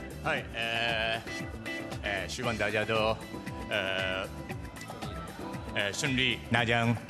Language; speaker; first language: Chinese; non-native, learner; Japanese